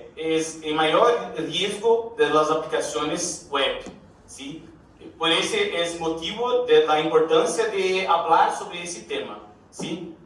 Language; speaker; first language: Spanish; non-native, learner; Portuguese